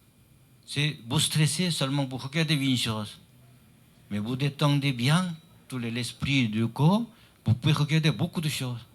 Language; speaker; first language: French; non-native, learner; Chinese